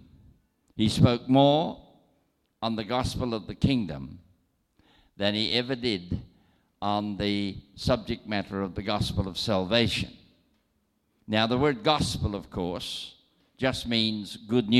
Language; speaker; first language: English; native; English